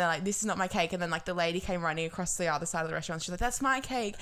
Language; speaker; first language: English; native; English